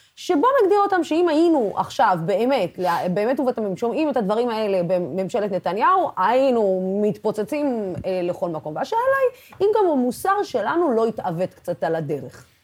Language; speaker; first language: Hebrew; non-native, local second language; Arabic